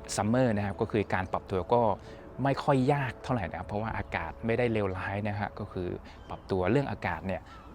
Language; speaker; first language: Thai; native; Thai